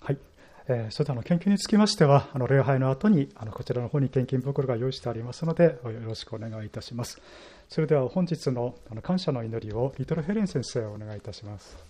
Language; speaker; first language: Japanese; native; Japanese